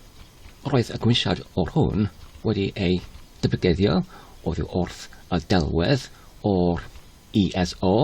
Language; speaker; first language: Welsh; non-native, learner; Polish